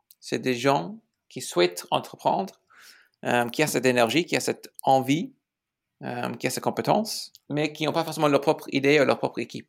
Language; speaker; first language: French; non-native, fluent; English